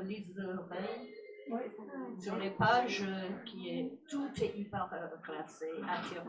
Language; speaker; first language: French; non-native, fluent; English